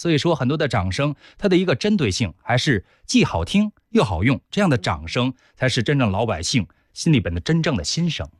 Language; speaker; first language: Chinese; native; Chinese